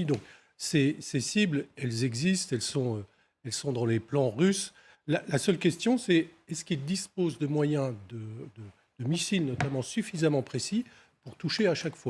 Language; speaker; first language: French; native; French